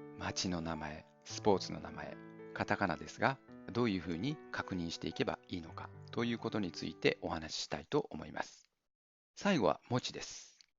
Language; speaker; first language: Japanese; native; Japanese